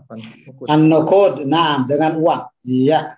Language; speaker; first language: Indonesian; native; Indonesian